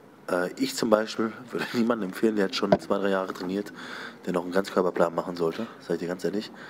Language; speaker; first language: German; native; German